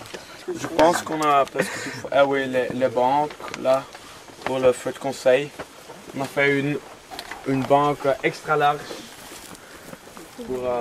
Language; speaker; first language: French; non-native, local second language; Dutch